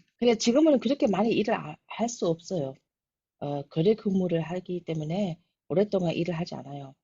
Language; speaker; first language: Korean; early bilingual, heritage; Korean